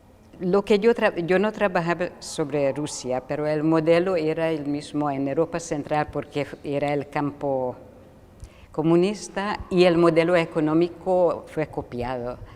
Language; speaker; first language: Spanish; non-native, fluent; Hungarian